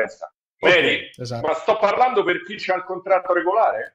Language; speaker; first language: Italian; native; Italian